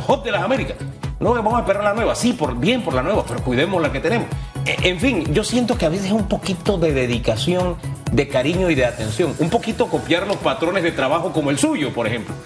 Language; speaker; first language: Spanish; native; Spanish